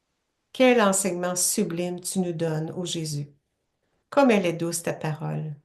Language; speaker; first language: French; native; French